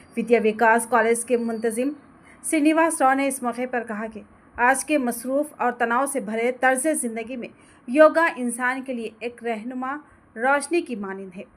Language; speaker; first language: Urdu; native; Urdu